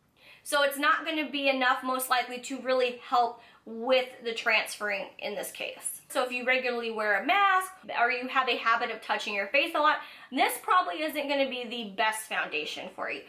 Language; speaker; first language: English; native; English